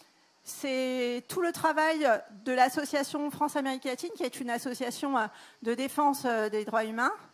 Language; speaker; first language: French; native; French